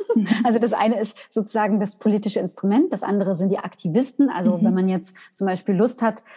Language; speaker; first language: German; native; German